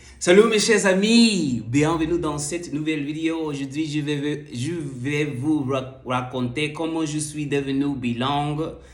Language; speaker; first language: French; non-native, learner; English